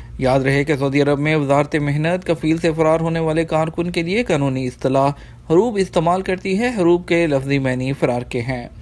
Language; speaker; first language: Urdu; native; Urdu